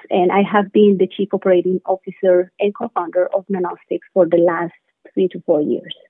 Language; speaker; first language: English; non-native, fluent; Spanish